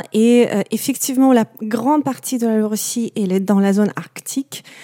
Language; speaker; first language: French; non-native, fluent; Russian